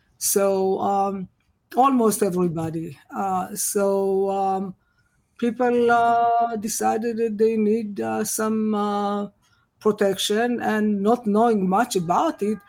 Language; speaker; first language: English; non-native, fluent; Hebrew